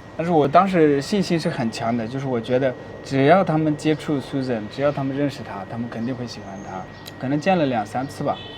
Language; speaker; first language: Chinese; non-native, local second language; Tibetan